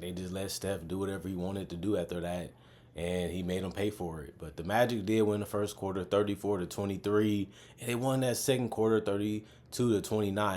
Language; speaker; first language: English; native; English